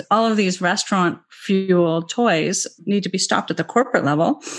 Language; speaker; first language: English; native; English